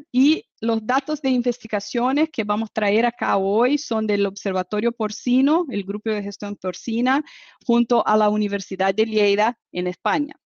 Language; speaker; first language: Spanish; non-native, fluent; Portuguese